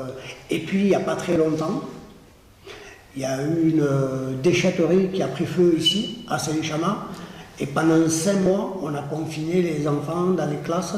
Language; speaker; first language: French; native; French